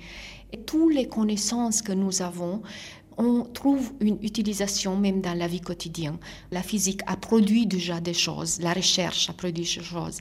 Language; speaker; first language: French; non-native, fluent; Italian